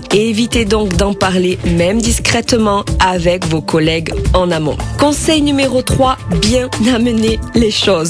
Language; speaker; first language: French; native; French